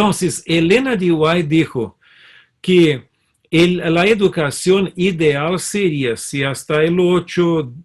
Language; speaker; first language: Spanish; non-native, fluent; Portuguese